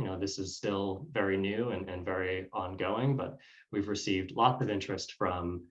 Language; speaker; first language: English; native; English